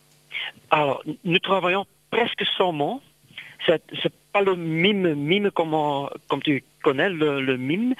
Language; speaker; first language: French; non-native, local second language; Dutch